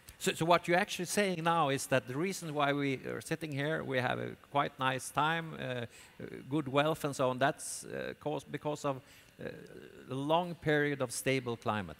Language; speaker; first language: English; non-native, fluent; Swedish